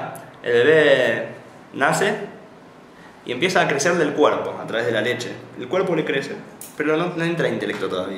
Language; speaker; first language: Spanish; native; Spanish